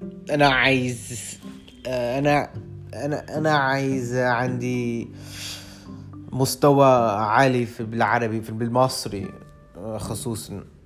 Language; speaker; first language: Arabic; non-native, learner; Urdu